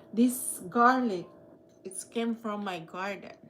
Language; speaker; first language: English; non-native, learner; Filipino